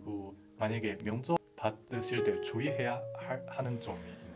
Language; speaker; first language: Korean; non-native, fluent; Chinese